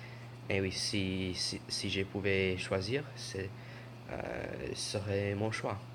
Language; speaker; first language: French; non-native, learner; English